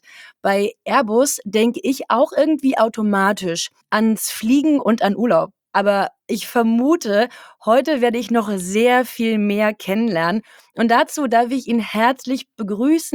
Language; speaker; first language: German; native; German